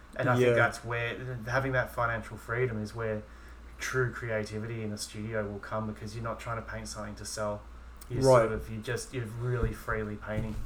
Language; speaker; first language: English; native; English